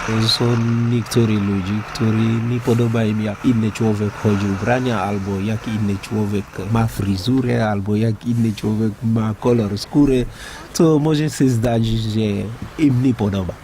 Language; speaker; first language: Polish; non-native, learner; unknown